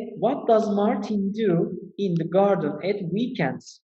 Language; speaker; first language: English; non-native, fluent; Turkish